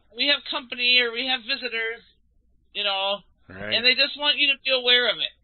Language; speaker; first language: English; native; English